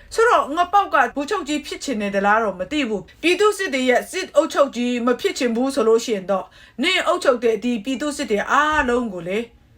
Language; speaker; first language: Burmese; non-native, local second language; Kachin